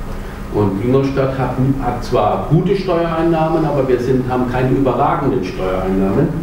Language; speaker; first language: German; native; German